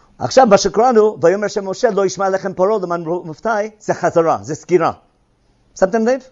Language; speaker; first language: Hebrew; non-native, fluent; English